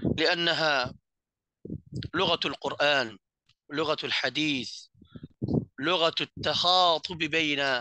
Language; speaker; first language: Arabic; non-native, fluent; Bangla